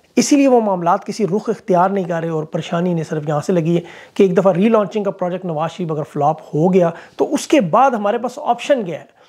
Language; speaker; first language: Urdu; native; Urdu